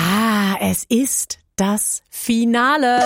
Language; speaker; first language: German; native; German